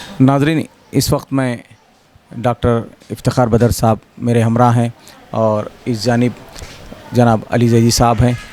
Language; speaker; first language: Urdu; native; Urdu